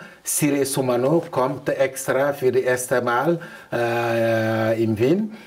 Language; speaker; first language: German; non-native, learner; Mandingo